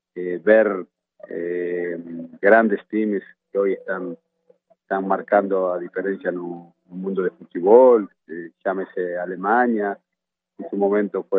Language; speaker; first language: Portuguese; non-native, fluent; Spanish